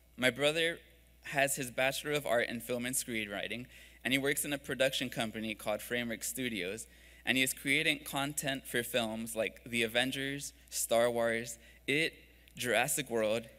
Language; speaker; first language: English; early bilingual, other home language; Spanish